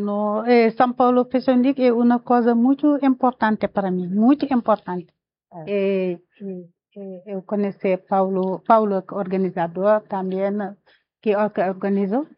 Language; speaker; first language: Portuguese; non-native, learner; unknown